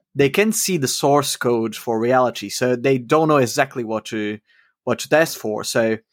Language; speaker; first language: English; non-native, fluent; Portuguese